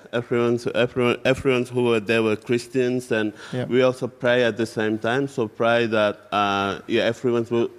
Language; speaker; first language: English; non-native, fluent; Indonesian